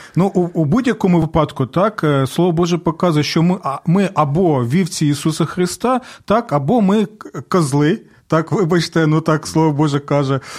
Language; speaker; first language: Ukrainian; native; Ukrainian